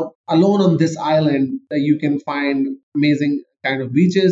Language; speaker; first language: English; non-native, local second language; Urdu